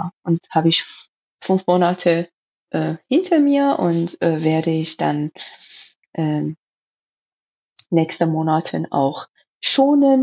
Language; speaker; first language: German; non-native, learner; Persian